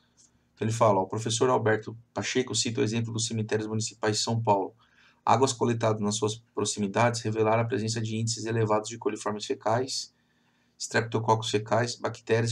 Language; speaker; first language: Portuguese; native; Portuguese